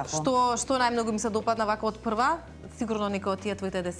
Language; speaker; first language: Macedonian; native; Macedonian